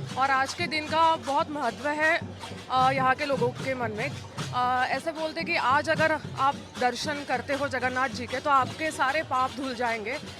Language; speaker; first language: Hindi; non-native, local second language; Marathi